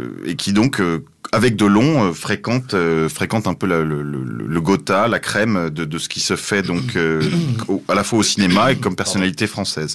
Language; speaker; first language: French; native; French